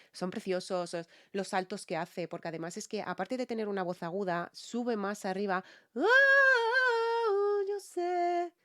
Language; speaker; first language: Spanish; native; Spanish